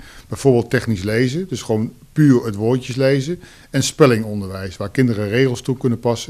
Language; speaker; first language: Dutch; native; Dutch